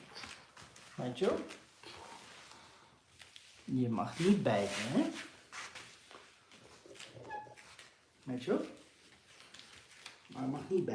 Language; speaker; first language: Dutch; non-native, fluent; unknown